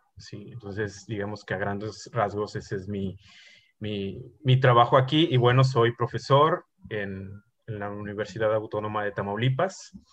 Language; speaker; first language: Spanish; native; Spanish